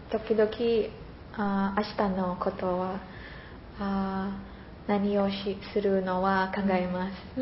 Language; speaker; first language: Japanese; non-native, learner; Indonesian